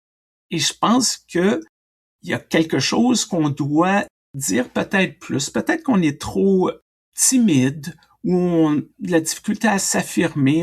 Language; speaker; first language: French; native; French